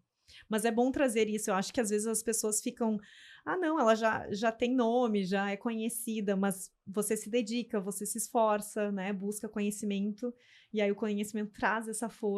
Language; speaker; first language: Portuguese; native; Portuguese